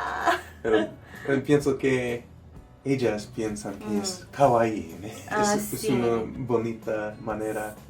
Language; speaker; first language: Spanish; non-native, learner; English